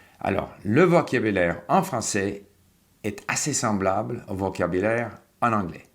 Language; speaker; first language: French; non-native, fluent; English